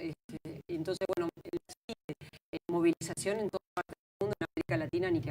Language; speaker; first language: Spanish; native; Spanish